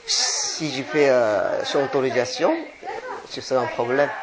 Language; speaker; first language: French; non-native, learner; Korean